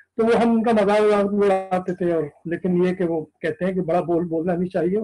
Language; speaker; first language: Urdu; native; Urdu